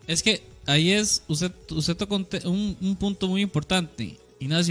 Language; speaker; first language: Spanish; native; Spanish